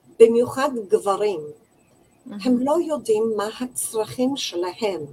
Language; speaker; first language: Hebrew; non-native, fluent; English